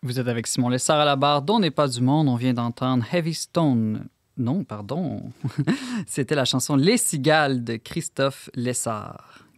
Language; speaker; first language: French; native; French